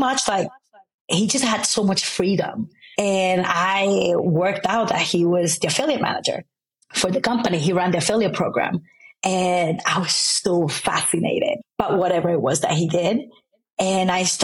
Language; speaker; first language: English; non-native, fluent; Spanish